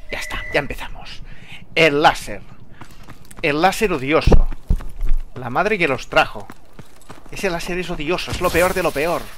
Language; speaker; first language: Spanish; native; Spanish